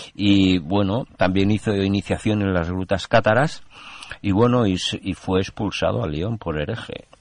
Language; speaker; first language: Spanish; non-native, local second language; Catalan